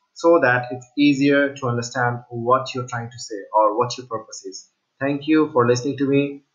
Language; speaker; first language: English; non-native, local second language; Bangla